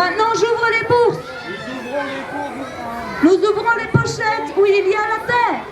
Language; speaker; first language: French; non-native, fluent; Romanian